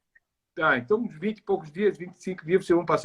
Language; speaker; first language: Portuguese; native; Portuguese